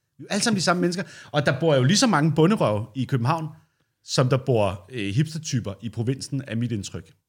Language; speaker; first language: Danish; native; Danish